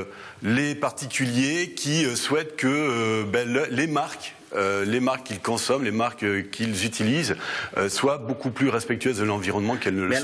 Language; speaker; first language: French; native; French